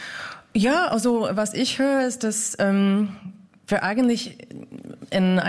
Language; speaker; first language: German; non-native, fluent; English